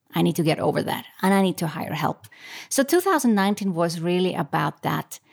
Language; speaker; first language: English; non-native, fluent; Icelandic